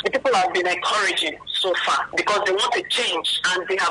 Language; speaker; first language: English; non-native, local second language; Ibibio